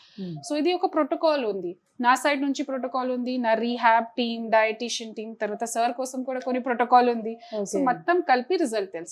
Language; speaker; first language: Telugu; non-native, local second language; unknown